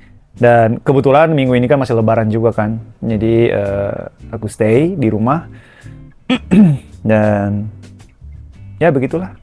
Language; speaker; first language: Indonesian; non-native, fluent; Japanese